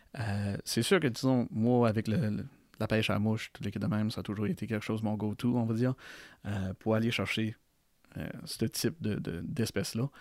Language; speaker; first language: French; native; French